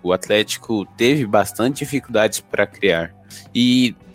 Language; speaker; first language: Portuguese; native; Portuguese